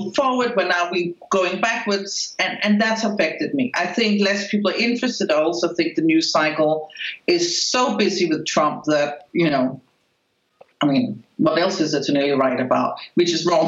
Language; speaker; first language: English; non-native, fluent; Spanish